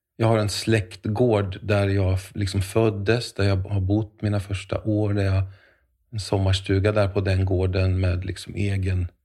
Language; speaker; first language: Swedish; native; Swedish